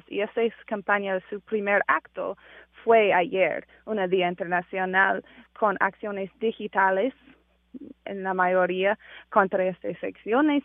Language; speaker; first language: Spanish; non-native, fluent; English